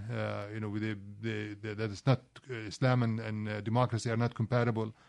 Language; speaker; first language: English; non-native, fluent; Arabic